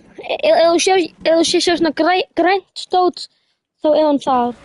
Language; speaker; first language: Icelandic; early bilingual, heritage; Icelandic